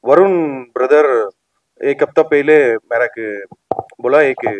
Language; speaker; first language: Hindi; non-native, local second language; Telugu